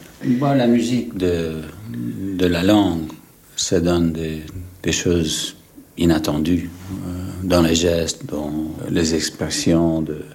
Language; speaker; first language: French; non-native, fluent; English